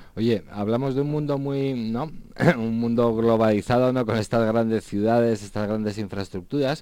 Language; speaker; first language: Spanish; native; Spanish